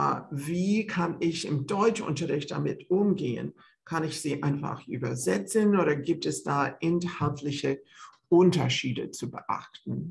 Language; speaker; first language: German; non-native, fluent; English